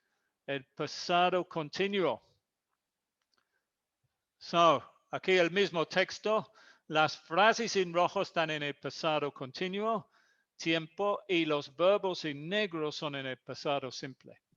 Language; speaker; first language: Spanish; non-native, fluent; English